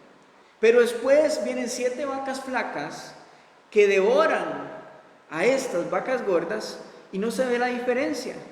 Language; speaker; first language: Spanish; native; Spanish